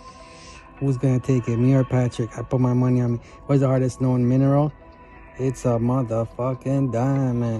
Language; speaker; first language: English; native; English